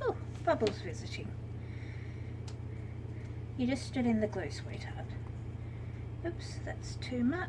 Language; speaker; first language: English; native; English